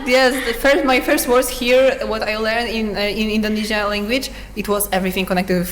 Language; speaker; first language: English; non-native, fluent; Polish